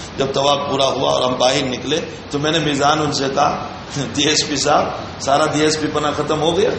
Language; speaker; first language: Urdu; native; Urdu